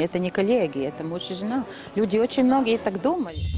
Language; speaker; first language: Russian; non-native, local second language; Latvian